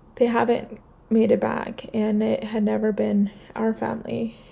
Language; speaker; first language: English; early bilingual, other home language; Spanish